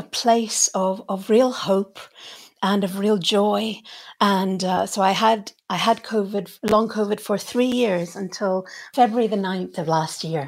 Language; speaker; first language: English; native; English